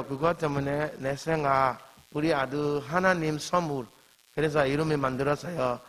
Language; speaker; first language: Korean; non-native, learner; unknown